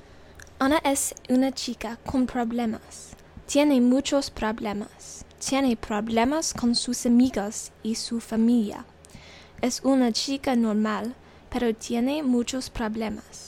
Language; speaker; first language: Spanish; non-native, learner; English